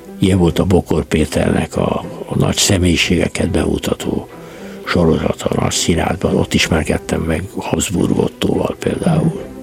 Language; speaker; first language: Hungarian; native; Hungarian